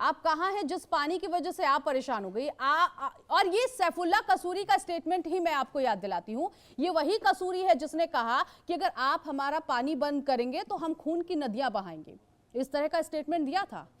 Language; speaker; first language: Hindi; native; Hindi